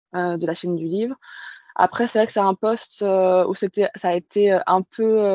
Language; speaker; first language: French; native; French